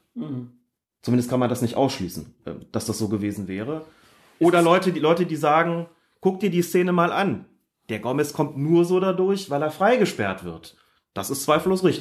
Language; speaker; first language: German; native; German